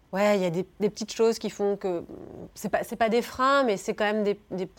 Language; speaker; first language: French; native; French